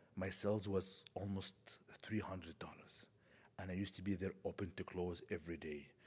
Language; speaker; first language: English; non-native, fluent; Arabic